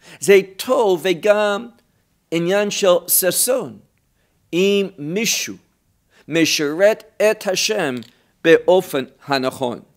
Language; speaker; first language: Hebrew; non-native, fluent; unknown